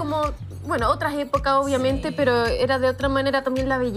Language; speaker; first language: Spanish; native; Spanish